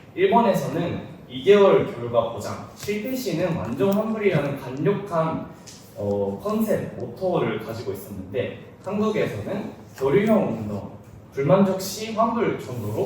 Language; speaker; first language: Korean; non-native, fluent; Japanese